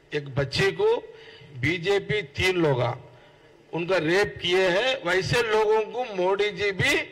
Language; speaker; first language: Hindi; non-native, local second language; Telugu